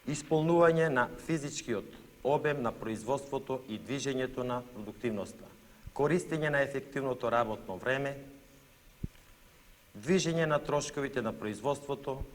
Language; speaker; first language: Macedonian; native; Macedonian